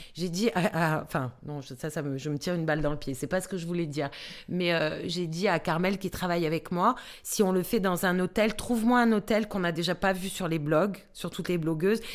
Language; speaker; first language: French; native; French